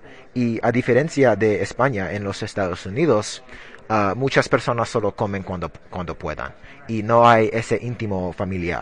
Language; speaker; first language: Spanish; non-native, learner; English